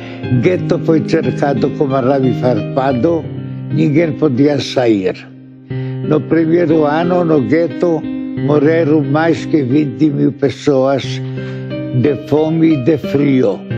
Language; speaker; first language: Portuguese; non-native, fluent; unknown